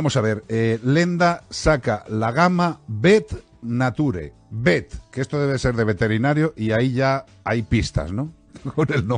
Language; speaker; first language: Spanish; native; Spanish